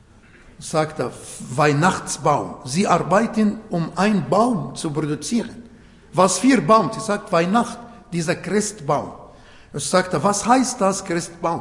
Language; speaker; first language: German; non-native, fluent; Arabic